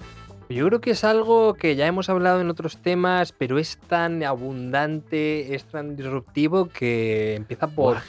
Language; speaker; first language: Spanish; native; Spanish